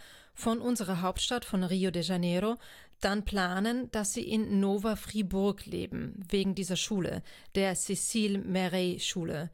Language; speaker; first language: German; non-native, fluent; Portuguese